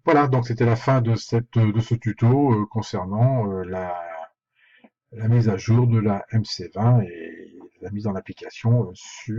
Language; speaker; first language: French; native; French